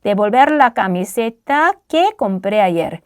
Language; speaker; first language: Spanish; non-native, fluent; Korean